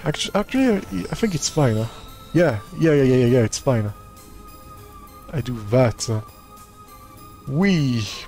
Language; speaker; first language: English; non-native, fluent; French